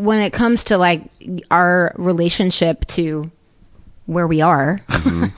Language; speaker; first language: English; native; English